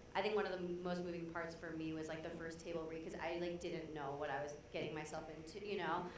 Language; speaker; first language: English; native; English